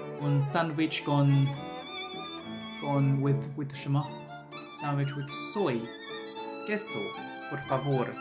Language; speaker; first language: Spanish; non-native, learner; Chinese